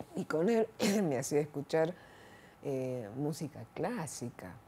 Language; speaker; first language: Spanish; native; Spanish